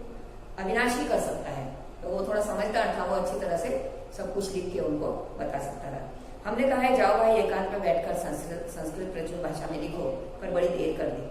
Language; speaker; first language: Hindi; non-native, local second language; Gujarati